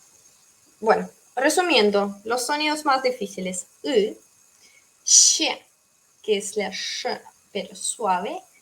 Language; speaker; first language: Spanish; non-native, fluent; Russian